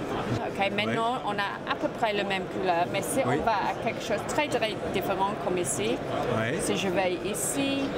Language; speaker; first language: French; non-native, fluent; English